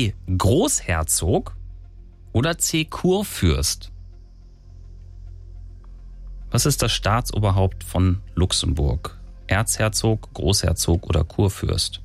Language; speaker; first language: German; native; German